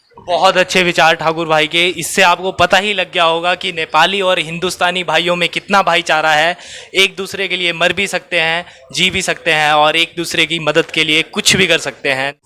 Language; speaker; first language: Hindi; native; Hindi